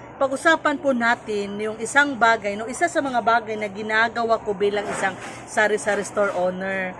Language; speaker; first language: Filipino; non-native, local second language; Cebuano